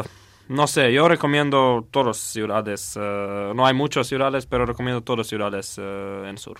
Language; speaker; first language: Spanish; non-native, learner; Croatian